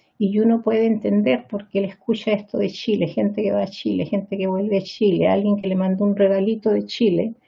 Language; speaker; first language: Spanish; native; Spanish